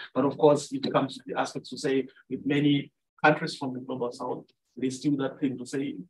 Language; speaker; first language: English; non-native, local second language; Shona